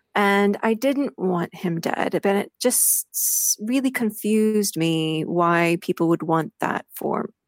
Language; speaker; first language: English; native; English